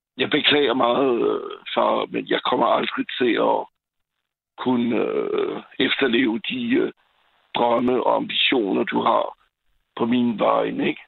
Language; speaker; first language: Danish; non-native, fluent; French